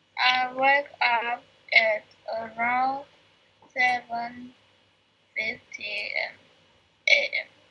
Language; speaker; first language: English; non-native, learner; Chinese